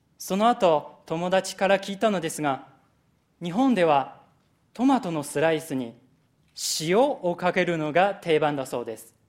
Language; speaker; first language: Japanese; non-native, fluent; Chinese